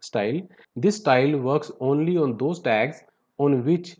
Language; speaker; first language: English; non-native, local second language; Punjabi